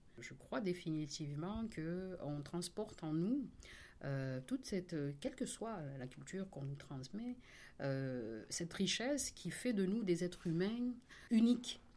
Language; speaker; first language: French; native; French